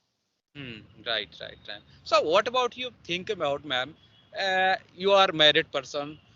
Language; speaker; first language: English; non-native, learner; Hindi